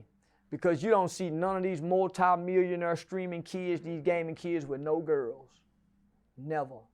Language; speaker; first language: English; native; English